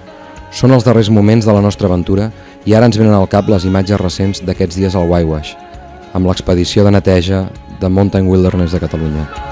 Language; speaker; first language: Catalan; native; Catalan